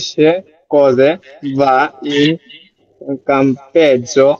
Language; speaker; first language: Italian; non-native, learner; Bangla